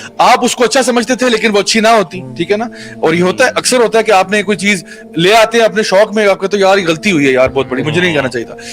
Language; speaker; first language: Urdu; early bilingual, heritage; Urdu